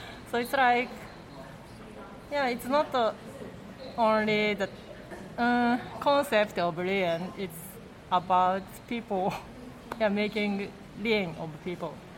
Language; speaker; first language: English; non-native, learner; Japanese